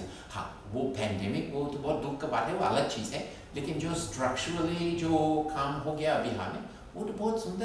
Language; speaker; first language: Hindi; non-native, fluent; English